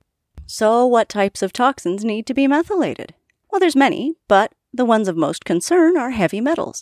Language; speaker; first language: English; native; English